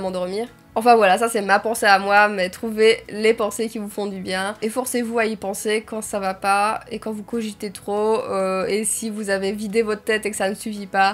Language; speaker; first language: French; native; French